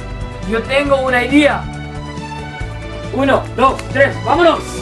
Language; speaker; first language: Spanish; non-native, learner; English